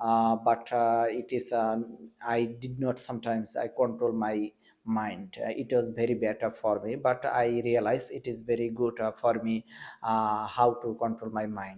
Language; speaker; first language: English; non-native, learner; Bangla